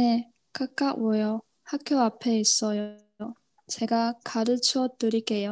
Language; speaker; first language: Korean; non-native, learner; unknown